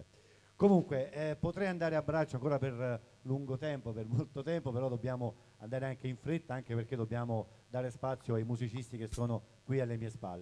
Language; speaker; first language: Italian; native; Italian